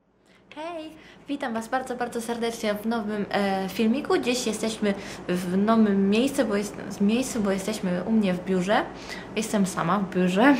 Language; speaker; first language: Polish; early bilingual, heritage; Italian